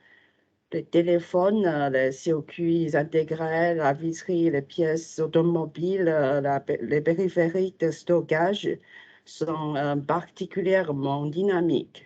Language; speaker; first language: French; non-native, fluent; Chinese